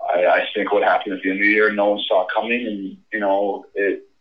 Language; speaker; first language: English; native; English